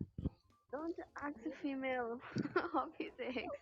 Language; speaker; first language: English; non-native, learner; Bangla